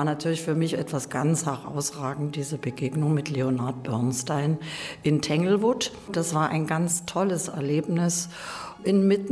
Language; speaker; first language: German; native; German